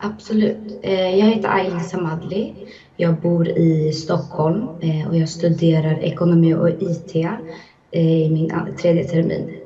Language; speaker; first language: Swedish; early bilingual, other home language; Azerbaijani